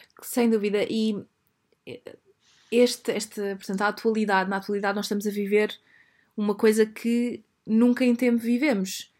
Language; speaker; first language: Portuguese; native; Portuguese